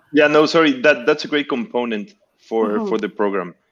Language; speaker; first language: English; non-native, fluent; Spanish